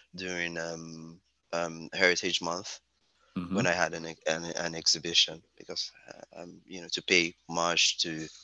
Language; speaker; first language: English; non-native, local second language; Yoruba